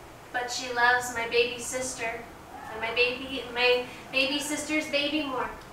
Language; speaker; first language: English; early bilingual, other home language; Spanish